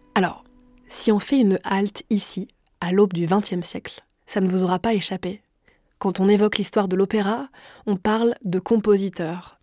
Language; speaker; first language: French; native; French